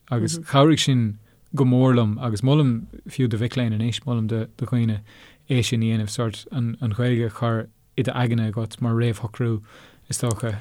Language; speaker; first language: Irish; non-native, local second language; English